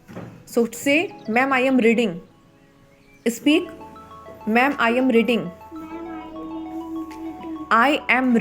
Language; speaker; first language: English; non-native, local second language; Hindi